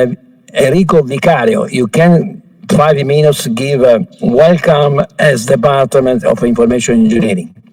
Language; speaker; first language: English; non-native, fluent; Italian